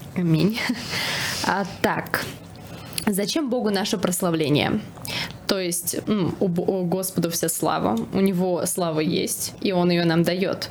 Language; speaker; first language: Russian; non-native, local second language; Armenian